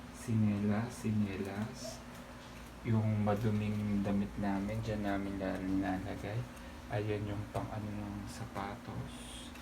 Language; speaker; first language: Filipino; non-native, local second language; Pampanga